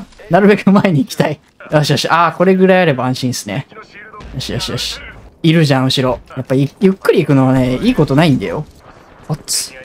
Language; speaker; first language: Japanese; native; Japanese